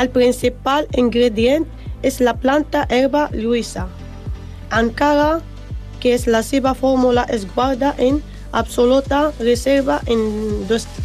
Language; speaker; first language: Catalan; non-native, learner; Spanish